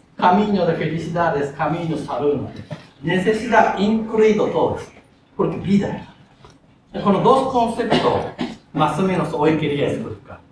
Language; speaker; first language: Spanish; non-native, learner; Japanese